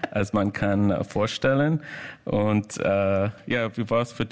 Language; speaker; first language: German; non-native, learner; English